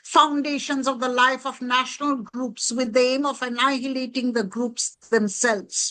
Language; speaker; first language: English; non-native, local second language; Bangla